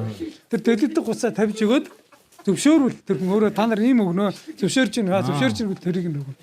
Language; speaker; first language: Mongolian; native; Mongolian